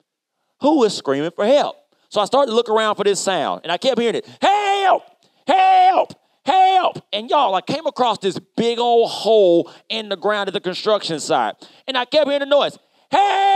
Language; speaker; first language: English; native; English